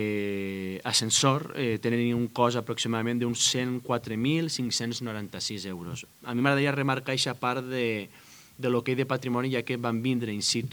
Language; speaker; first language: Catalan; native; Catalan